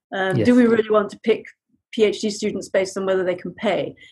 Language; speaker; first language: English; native; English